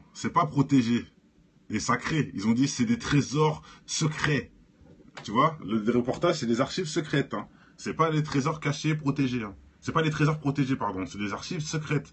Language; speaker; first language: French; native; French